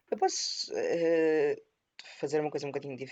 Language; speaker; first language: Portuguese; native; Portuguese